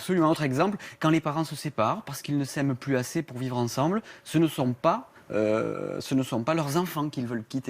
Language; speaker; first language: French; native; French